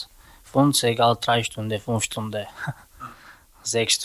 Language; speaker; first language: German; non-native, learner; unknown